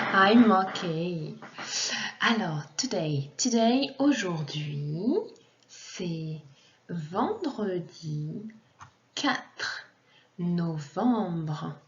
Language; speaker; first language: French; non-native, fluent; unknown